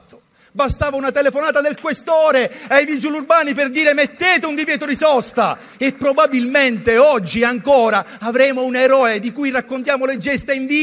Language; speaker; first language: Italian; native; Italian